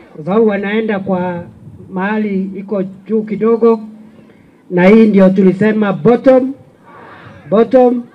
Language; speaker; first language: Swahili; non-native, local second language; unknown